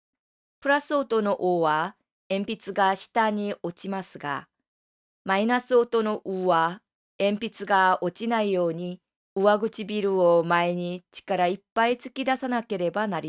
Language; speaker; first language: Japanese; non-native, fluent; Korean